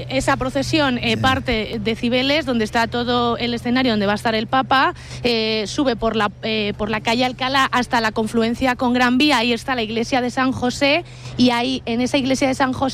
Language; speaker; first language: Spanish; native; Spanish